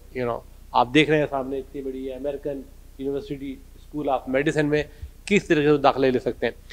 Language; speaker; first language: Urdu; native; Urdu